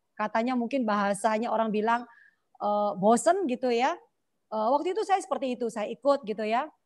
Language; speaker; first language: Indonesian; native; Indonesian